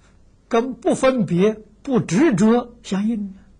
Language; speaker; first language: Chinese; native; Chinese